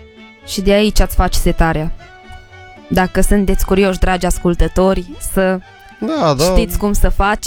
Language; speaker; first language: Romanian; native; Romanian